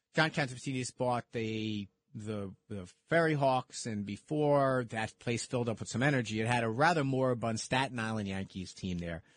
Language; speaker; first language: English; early bilingual, other home language; Italian